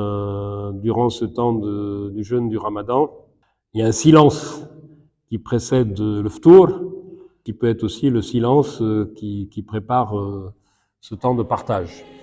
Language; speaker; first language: French; native; French